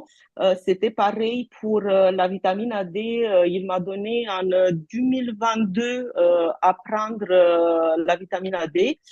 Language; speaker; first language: French; non-native, fluent; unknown